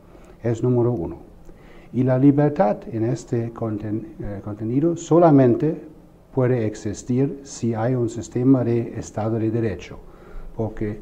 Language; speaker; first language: Spanish; non-native, fluent; German